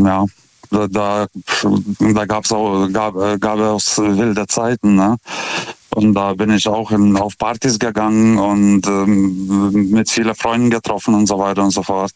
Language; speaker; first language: German; non-native, fluent; Lithuanian